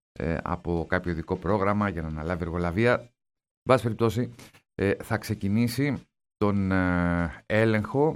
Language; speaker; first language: Greek; native; Greek